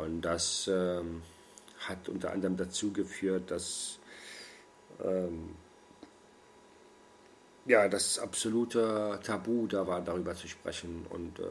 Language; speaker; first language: German; non-native, fluent; Arabic